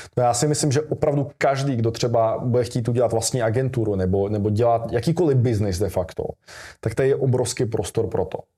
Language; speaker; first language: Czech; early bilingual, other home language; Russian